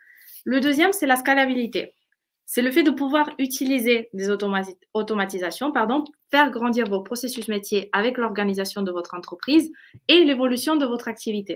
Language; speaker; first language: French; native; French